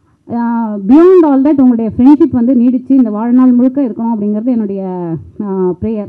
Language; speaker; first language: Tamil; native; Tamil